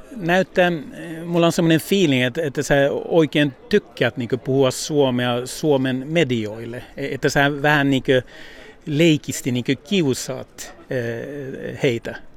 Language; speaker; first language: Finnish; early bilingual, heritage; Finnish